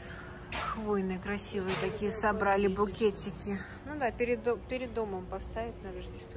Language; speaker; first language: Russian; native; Russian